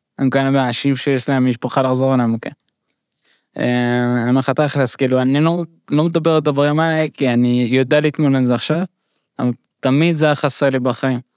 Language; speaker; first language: Hebrew; early bilingual, other home language; Russian